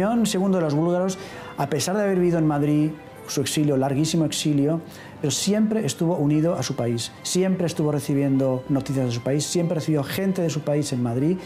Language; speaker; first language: Spanish; native; Spanish